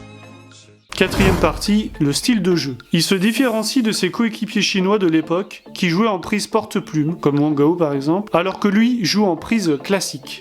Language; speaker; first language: French; native; French